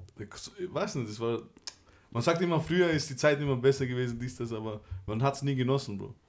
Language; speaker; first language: German; early bilingual, other home language; Albanian